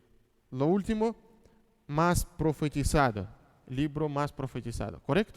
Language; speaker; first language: Spanish; non-native, fluent; Russian